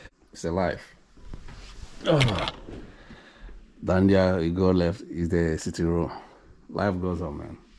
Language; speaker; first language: English; non-native, learner; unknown